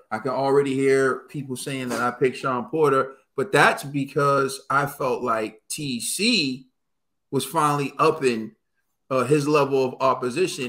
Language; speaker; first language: English; native; English